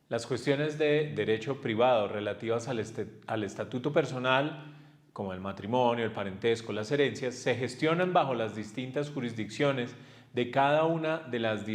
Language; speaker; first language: Spanish; native; Spanish